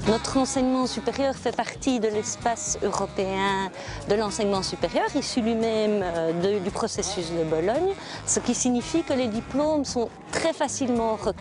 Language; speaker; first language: French; native; French